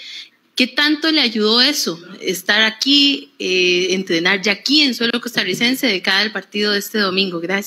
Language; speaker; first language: Spanish; native; Spanish